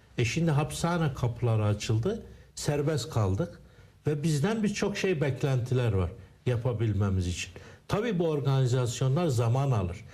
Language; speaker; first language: Turkish; native; Turkish